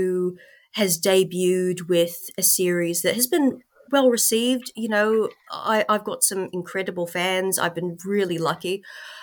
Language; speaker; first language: English; native; English